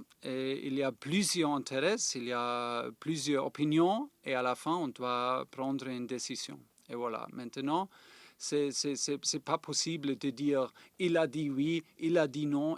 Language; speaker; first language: French; non-native, fluent; German